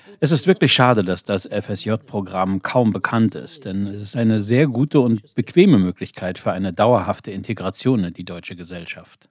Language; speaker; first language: German; non-native, fluent; Ukrainian